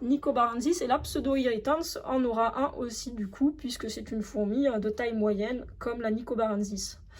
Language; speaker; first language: French; native; French